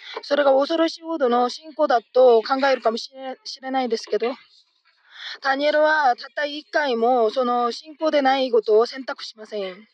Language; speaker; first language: Japanese; non-native, fluent; Korean